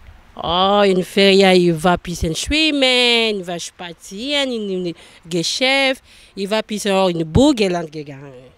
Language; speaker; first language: German; non-native, learner; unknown